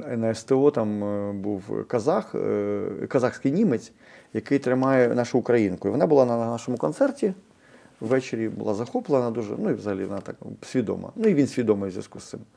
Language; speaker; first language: Ukrainian; native; Ukrainian